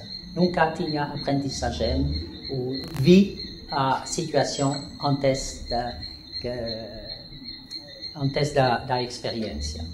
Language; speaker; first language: Portuguese; non-native, learner; French